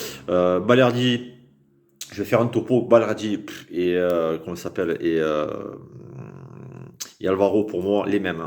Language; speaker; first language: French; native; French